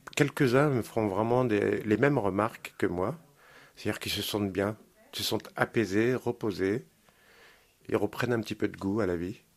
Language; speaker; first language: French; native; French